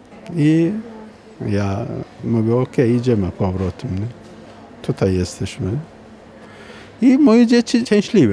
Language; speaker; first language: Polish; non-native, learner; Turkish